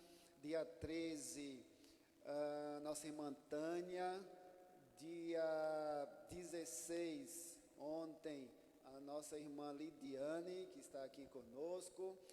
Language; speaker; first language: Portuguese; native; Portuguese